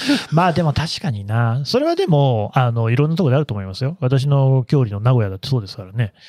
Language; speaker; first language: Japanese; native; Japanese